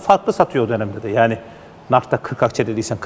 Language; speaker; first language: Turkish; native; Turkish